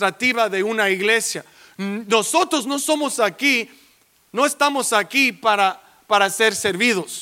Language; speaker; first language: Spanish; early bilingual, heritage; English